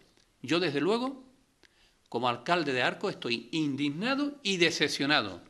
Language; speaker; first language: Spanish; native; Spanish